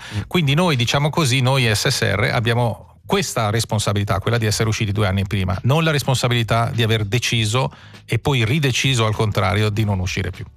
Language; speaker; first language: Italian; native; Italian